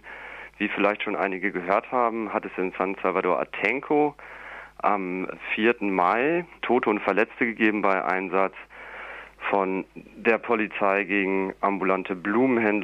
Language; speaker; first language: German; native; German